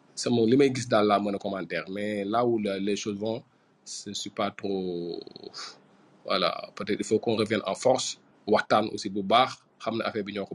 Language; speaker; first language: French; non-native, local second language; Fula